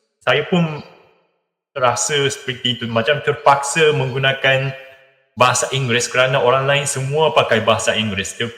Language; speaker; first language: Malay; non-native, fluent; Japanese